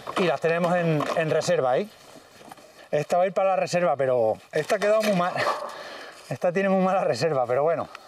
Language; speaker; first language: Spanish; native; Spanish